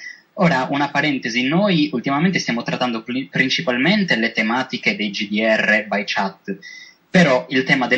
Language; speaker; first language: Italian; native; Italian